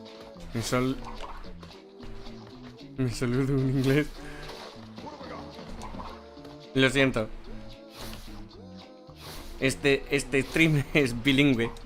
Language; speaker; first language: Spanish; non-native, fluent; English